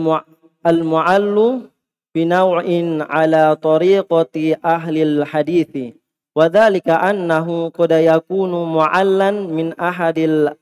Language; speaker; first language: Arabic; non-native, fluent; Indonesian